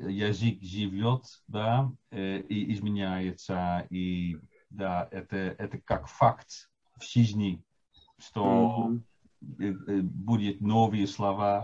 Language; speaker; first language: Russian; non-native, fluent; Dutch